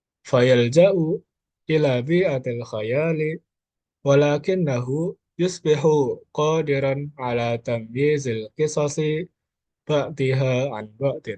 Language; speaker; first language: Arabic; non-native, learner; Indonesian